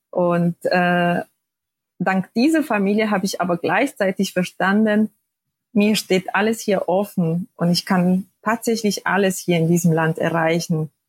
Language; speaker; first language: German; non-native, fluent; Polish